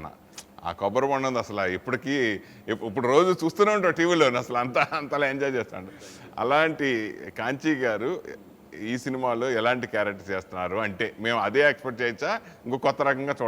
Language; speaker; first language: Telugu; native; Telugu